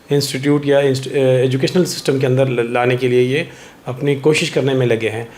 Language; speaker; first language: Hindi; non-native, local second language; Marathi